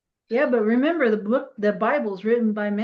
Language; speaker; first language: English; native; English